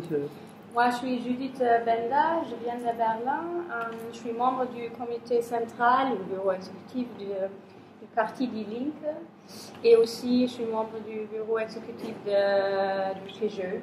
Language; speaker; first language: French; non-native, fluent; German